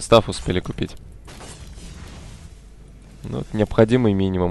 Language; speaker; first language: Russian; native; Russian